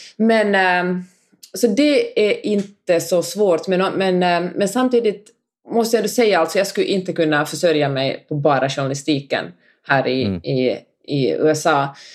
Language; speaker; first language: Swedish; native; Swedish